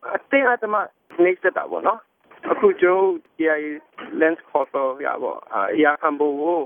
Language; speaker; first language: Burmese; non-native, local second language; Kachin